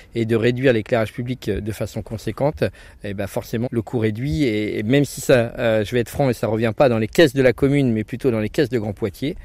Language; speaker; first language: French; native; French